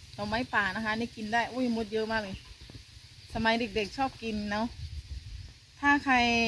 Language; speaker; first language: Thai; non-native, local second language; Akha